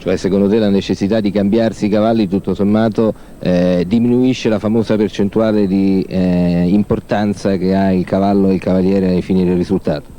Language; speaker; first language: Italian; native; Italian